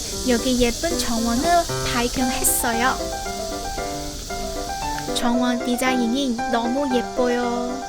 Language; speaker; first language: Korean; non-native, learner; Cantonese